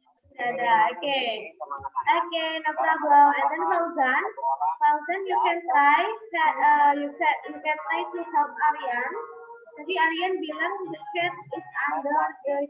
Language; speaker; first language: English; non-native, fluent; Indonesian